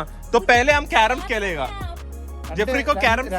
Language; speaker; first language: Hindi; non-native, local second language; Malayalam